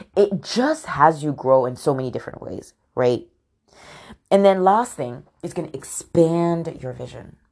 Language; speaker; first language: English; native; English